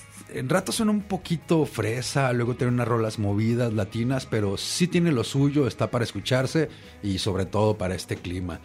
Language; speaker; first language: Spanish; native; Spanish